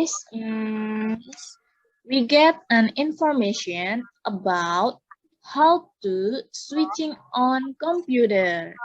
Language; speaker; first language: English; non-native, learner; Indonesian